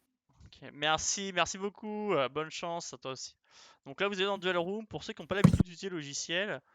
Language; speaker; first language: French; native; French